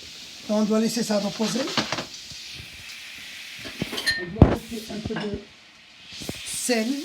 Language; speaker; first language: French; non-native, fluent; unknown